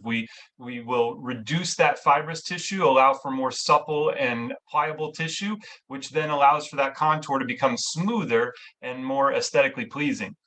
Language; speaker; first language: English; native; English